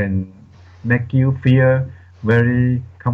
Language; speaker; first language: English; non-native, learner; Chinese